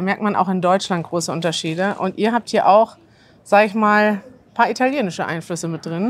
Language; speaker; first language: German; native; German